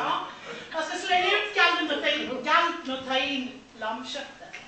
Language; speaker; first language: Swedish; native; Swedish